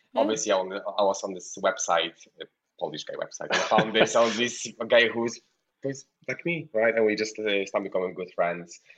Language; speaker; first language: English; non-native, fluent; Polish